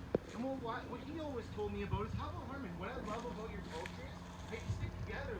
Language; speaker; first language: English; early bilingual, other home language; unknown